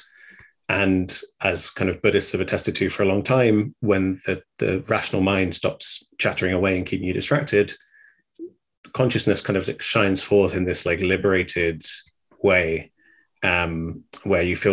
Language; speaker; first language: English; native; English